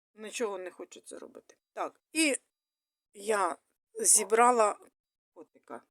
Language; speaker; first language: Ukrainian; non-native, local second language; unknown